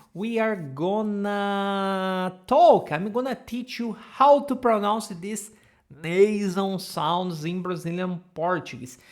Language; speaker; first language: English; non-native, fluent; Portuguese